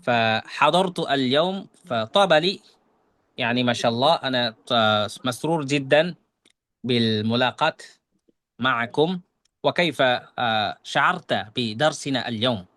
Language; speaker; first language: Arabic; non-native, fluent; Bangla